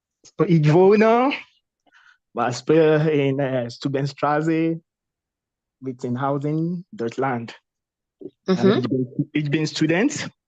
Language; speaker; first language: German; non-native, learner; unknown